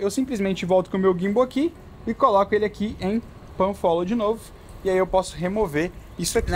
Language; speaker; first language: Portuguese; native; Portuguese